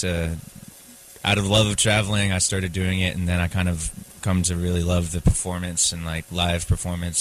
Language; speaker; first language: English; native; English